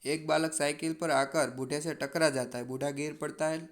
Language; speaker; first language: Hindi; non-native, local second language; Gujarati